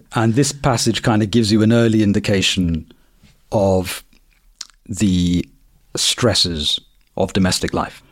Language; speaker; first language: English; native; English